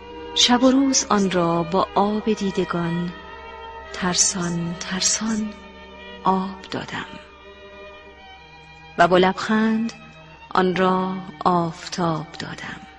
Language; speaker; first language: Persian; native; Persian